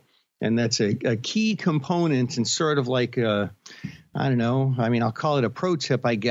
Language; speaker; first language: English; native; English